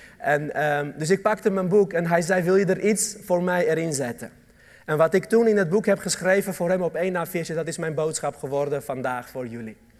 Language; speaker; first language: Dutch; early bilingual, other home language; Armenian